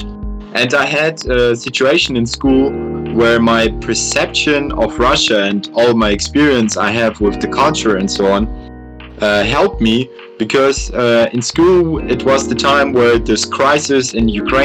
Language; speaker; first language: English; non-native, fluent; German